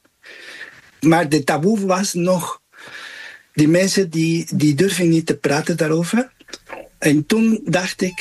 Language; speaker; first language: Dutch; non-native, fluent; Spanish